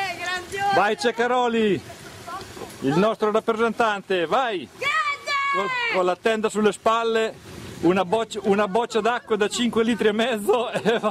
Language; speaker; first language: Italian; native; Italian